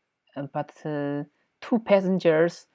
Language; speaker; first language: English; non-native, learner; Chinese